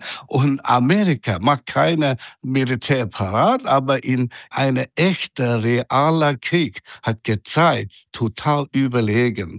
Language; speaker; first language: German; non-native, fluent; Chinese